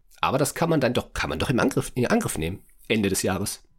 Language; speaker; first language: German; native; German